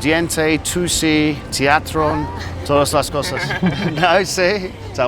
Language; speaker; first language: Spanish; non-native, learner; English